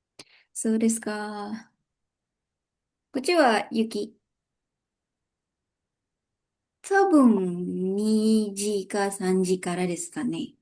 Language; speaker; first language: Japanese; non-native, fluent; Indonesian